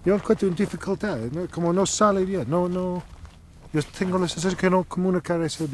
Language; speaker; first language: Spanish; non-native, learner; English